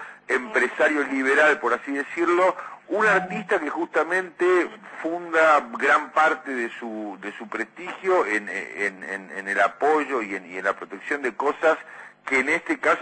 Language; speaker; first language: Spanish; native; Spanish